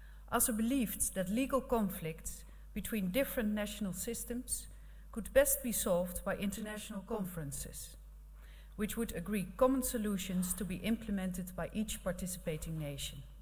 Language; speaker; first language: English; non-native, fluent; Dutch